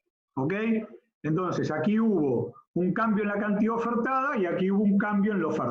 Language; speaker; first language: Spanish; native; Spanish